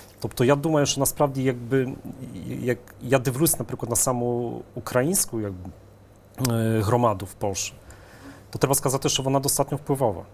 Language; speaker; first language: Ukrainian; early bilingual, heritage; Ukrainian